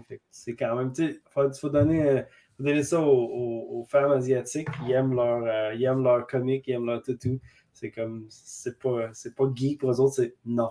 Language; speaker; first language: French; native; French